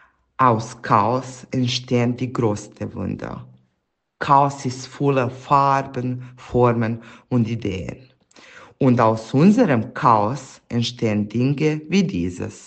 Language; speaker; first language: German; non-native, fluent; Serbian